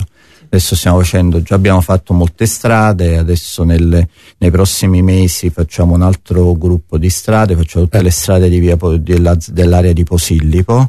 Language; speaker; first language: Italian; native; Italian